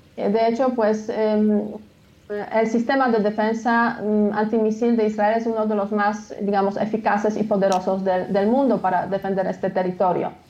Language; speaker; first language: Spanish; non-native, fluent; Polish